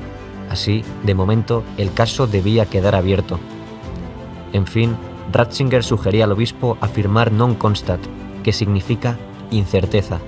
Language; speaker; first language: Spanish; native; Spanish